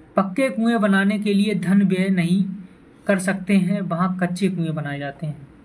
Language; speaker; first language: Hindi; native; Hindi